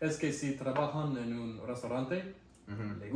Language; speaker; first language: Spanish; non-native, learner; English